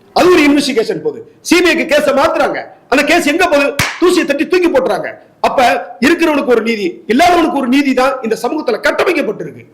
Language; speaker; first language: Tamil; native; Tamil